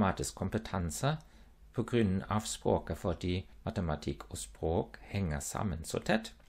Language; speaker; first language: Norwegian; non-native, fluent; German